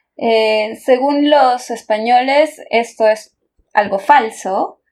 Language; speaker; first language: Spanish; native; Spanish